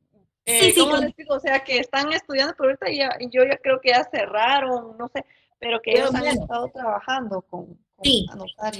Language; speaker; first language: Spanish; native; Spanish